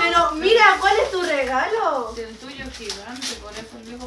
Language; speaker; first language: Spanish; native; Spanish